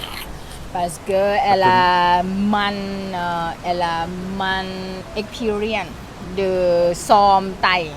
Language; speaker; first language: French; non-native, learner; Thai